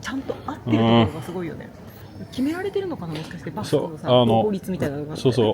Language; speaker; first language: Japanese; native; Japanese